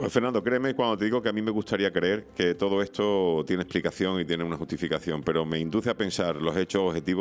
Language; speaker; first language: Spanish; native; Spanish